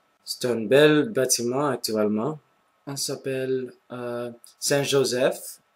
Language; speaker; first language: French; non-native, local second language; English